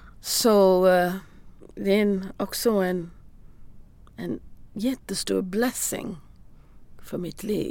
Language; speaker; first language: Swedish; non-native, learner; English